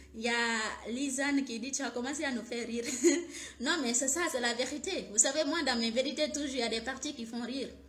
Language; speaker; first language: French; non-native, local second language; Fula